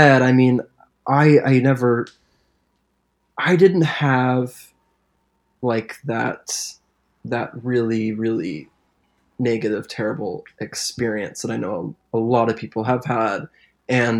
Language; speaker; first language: English; native; English